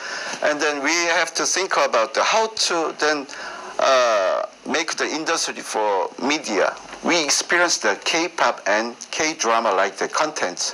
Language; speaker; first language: English; non-native, learner; Korean